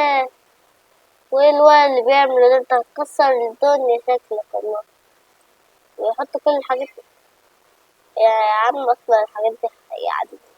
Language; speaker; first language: Arabic; native; Arabic